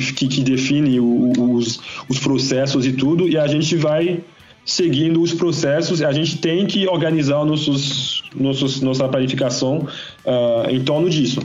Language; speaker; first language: Portuguese; non-native, fluent; French